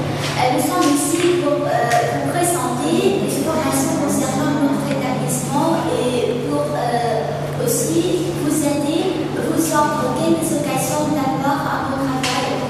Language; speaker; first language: French; non-native, fluent; Vietnamese